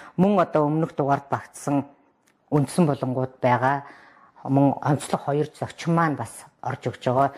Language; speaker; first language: Mongolian; native; Mongolian